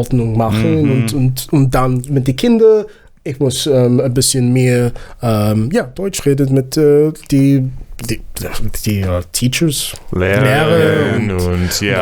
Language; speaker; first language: German; non-native, learner; Zulu